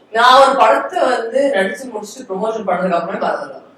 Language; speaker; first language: Tamil; native; Tamil